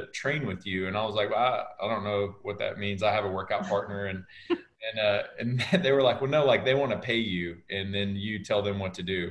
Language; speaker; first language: English; native; English